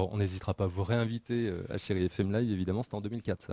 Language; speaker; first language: French; native; French